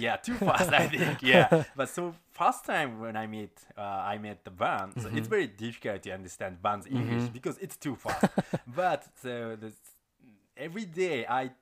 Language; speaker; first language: English; non-native, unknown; Japanese